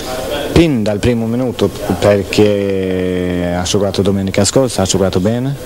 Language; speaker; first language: Italian; non-native, fluent; Swedish